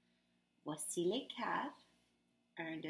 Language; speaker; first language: French; non-native, fluent; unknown